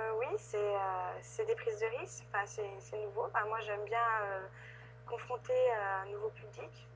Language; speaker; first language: French; native; French